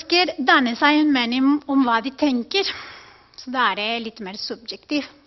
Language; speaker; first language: Norwegian; non-native, fluent; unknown